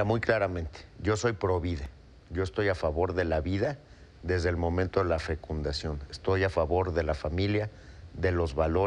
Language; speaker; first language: Spanish; native; Spanish